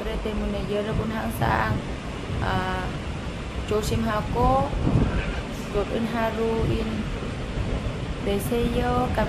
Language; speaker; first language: Korean; non-native, learner; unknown